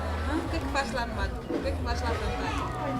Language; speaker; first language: Portuguese; native; Portuguese